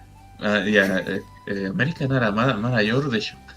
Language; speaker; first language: Japanese; non-native, learner; Spanish